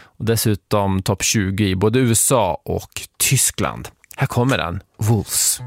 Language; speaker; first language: Swedish; native; Swedish